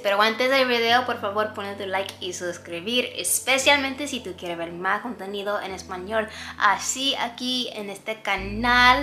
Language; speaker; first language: Spanish; non-native, fluent; English